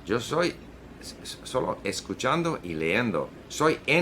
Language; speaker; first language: Spanish; non-native, fluent; Swedish